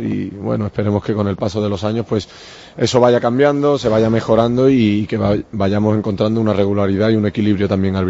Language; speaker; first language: Spanish; native; Spanish